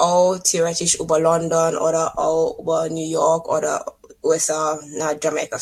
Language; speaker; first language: German; non-native, fluent; English